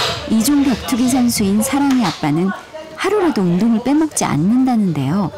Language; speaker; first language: Korean; native; Korean